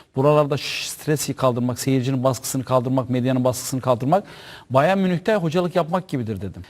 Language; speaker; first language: Turkish; native; Turkish